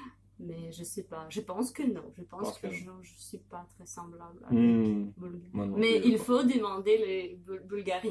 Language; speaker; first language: French; non-native, learner; Russian